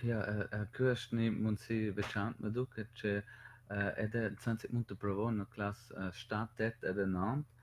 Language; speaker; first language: Albanian; non-native, learner; German